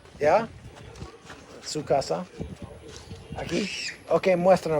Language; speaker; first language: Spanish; non-native, learner; English